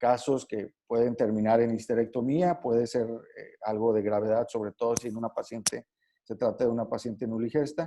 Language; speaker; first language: Spanish; native; Spanish